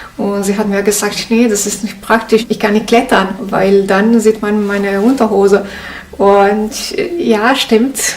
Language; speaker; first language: German; non-native, learner; Italian